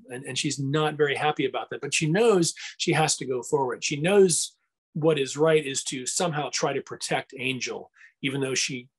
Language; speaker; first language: English; native; English